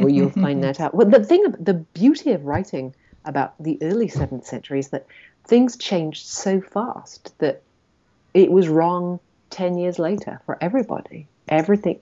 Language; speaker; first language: English; native; English